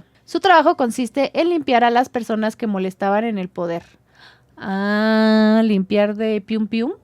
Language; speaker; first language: Spanish; native; Spanish